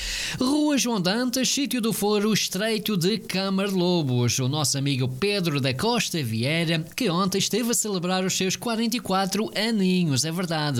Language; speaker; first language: Portuguese; native; Portuguese